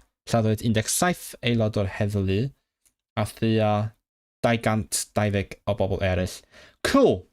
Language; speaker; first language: Welsh; non-native, learner; Cantonese